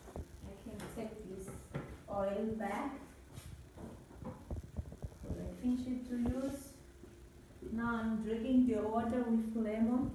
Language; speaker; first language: English; non-native, learner; Portuguese